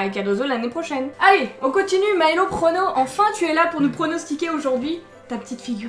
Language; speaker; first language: French; native; French